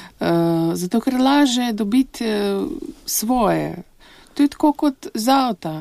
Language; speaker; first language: Slovenian; non-native, fluent; Russian